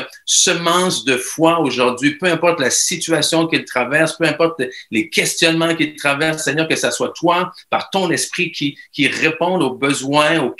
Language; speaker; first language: French; native; French